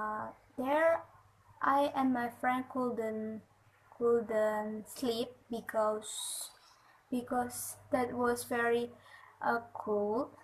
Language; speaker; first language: English; non-native, learner; Indonesian